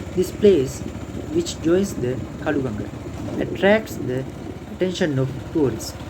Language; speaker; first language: English; non-native, local second language; Sinhala